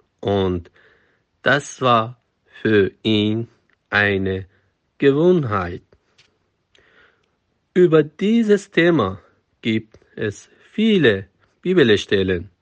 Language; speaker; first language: German; non-native, fluent; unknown